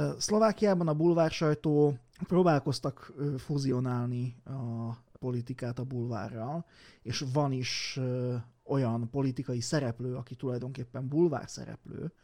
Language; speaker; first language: Hungarian; native; Hungarian